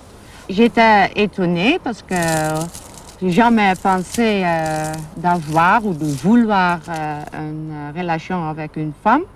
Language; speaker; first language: French; non-native, fluent; German